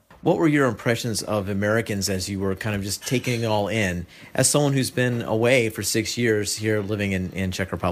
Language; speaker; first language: English; native; English